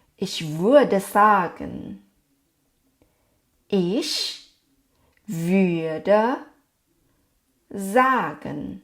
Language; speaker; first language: German; non-native, fluent; Thai